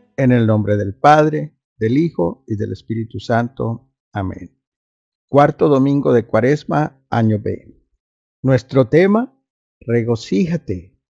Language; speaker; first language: Spanish; non-native, fluent; English